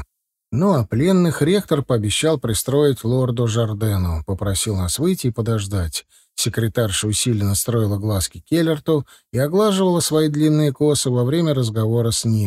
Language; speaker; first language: Russian; native; Russian